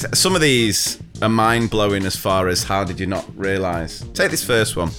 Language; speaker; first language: English; native; English